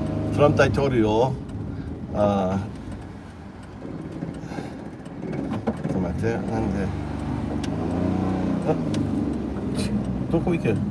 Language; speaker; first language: Japanese; non-native, learner; English